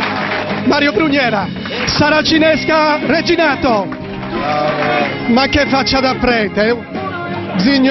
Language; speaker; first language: Italian; native; Italian